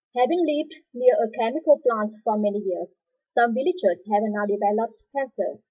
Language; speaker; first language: English; non-native, fluent; Vietnamese